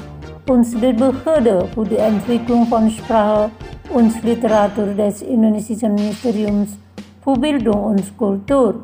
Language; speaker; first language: German; non-native, fluent; Indonesian